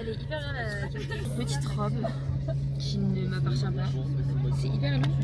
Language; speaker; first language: French; native; French